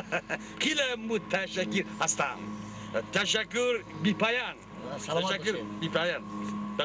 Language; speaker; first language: Persian; non-native, learner; Hindi